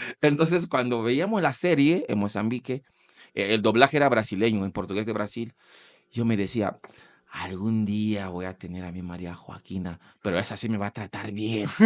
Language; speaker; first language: Spanish; non-native, fluent; Portuguese